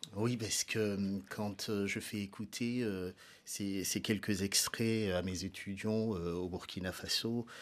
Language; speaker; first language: French; non-native, local second language; Mossi